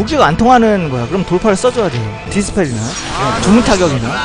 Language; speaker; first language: Korean; native; Korean